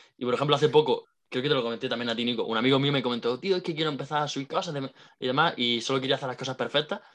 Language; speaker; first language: Spanish; native; Spanish